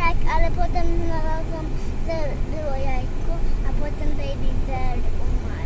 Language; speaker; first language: Polish; early bilingual, heritage; Polish